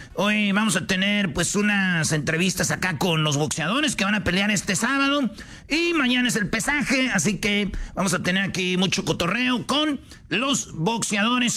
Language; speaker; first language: Spanish; native; Spanish